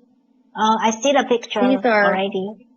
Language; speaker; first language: English; non-native, learner; Chinese